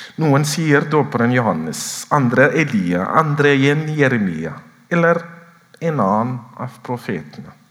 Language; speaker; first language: Norwegian; non-native, fluent; Oromo